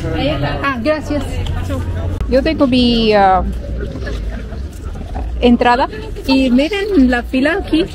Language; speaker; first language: Spanish; non-native, learner; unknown